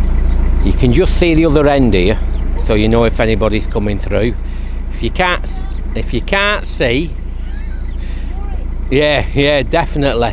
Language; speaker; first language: English; native; English